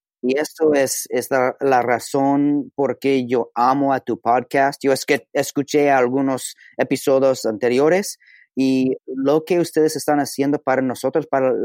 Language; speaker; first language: Spanish; non-native, learner; English